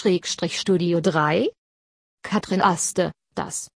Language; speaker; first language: German; native; German